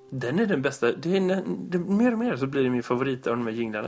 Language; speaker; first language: Swedish; native; Swedish